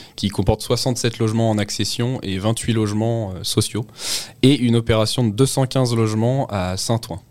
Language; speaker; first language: French; native; French